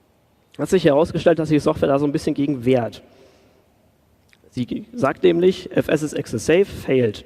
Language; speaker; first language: German; native; German